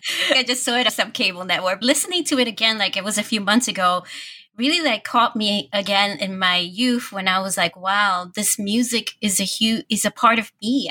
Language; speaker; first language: English; early bilingual, other home language; Spanish